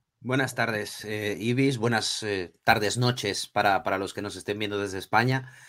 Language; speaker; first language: Spanish; early bilingual, other home language; Portuguese